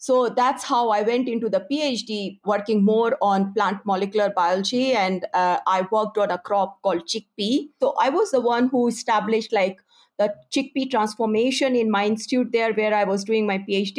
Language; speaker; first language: English; non-native, local second language; Hindi